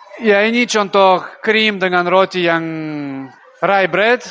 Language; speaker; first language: Indonesian; non-native, learner; Russian